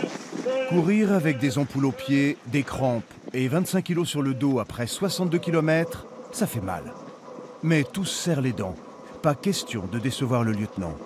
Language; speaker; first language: French; native; French